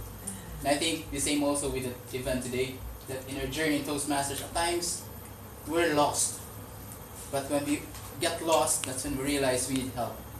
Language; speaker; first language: English; non-native, fluent; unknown